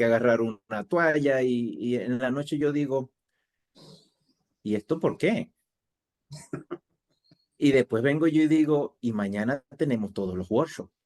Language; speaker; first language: Spanish; native; Spanish